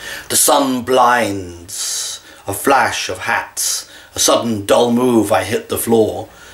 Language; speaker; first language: English; native; English